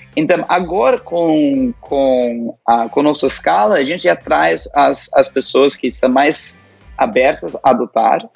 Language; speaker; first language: Portuguese; non-native, fluent; English